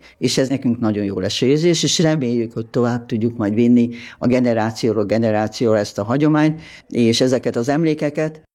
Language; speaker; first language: Hungarian; native; Hungarian